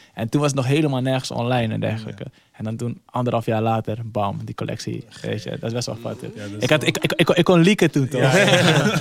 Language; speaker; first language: Dutch; early bilingual, other home language; Somali